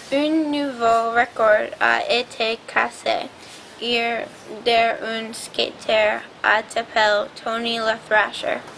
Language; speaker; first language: French; non-native, learner; English